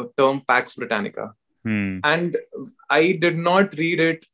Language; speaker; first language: English; non-native, local second language; Hindi